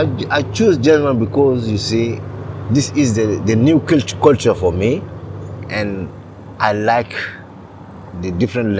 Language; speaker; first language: English; non-native, learner; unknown